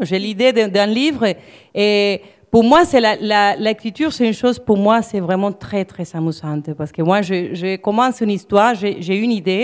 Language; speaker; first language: French; non-native, fluent; Spanish